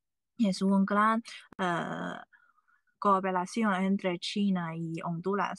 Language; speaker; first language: Spanish; non-native, fluent; Chinese